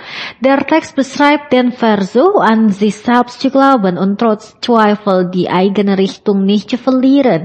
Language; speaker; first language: German; non-native, learner; Indonesian